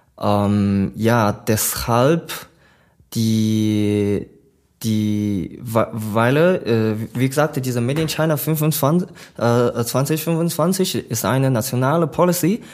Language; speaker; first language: German; non-native, learner; Chinese